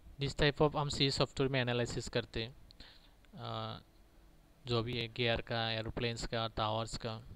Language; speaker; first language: Hindi; native; Hindi